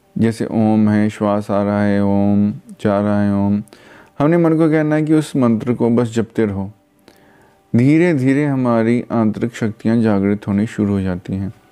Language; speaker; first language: Hindi; non-native, local second language; Punjabi